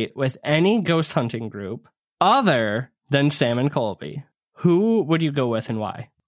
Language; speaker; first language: English; native; English